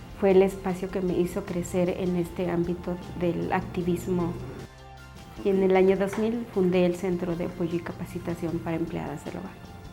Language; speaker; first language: Spanish; non-native, local second language; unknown